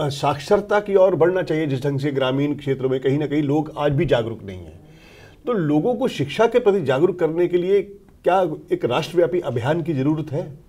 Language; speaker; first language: Hindi; native; Hindi